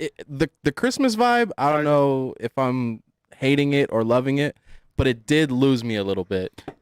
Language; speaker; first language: English; native; English